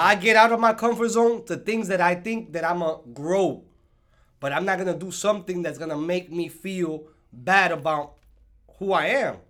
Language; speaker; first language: English; early bilingual, other home language; Spanish